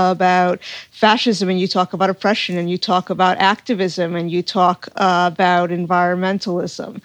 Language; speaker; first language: English; native; English